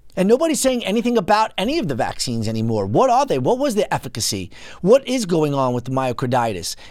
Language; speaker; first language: English; native; English